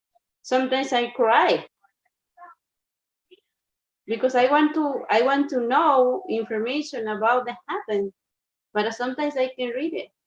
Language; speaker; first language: English; non-native, learner; Spanish